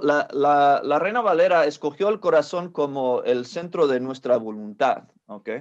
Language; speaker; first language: Spanish; non-native, fluent; English